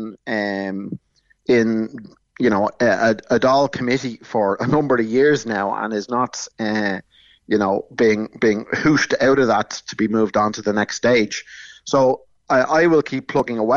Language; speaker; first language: English; native; English